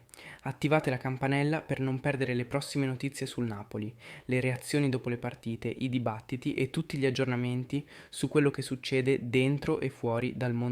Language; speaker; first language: Italian; native; Italian